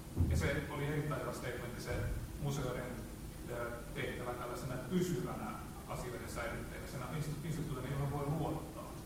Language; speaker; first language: Finnish; native; Finnish